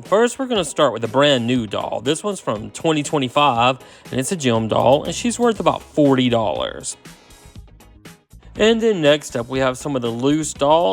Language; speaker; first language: English; native; English